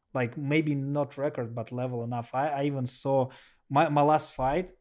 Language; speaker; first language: English; non-native, learner; Russian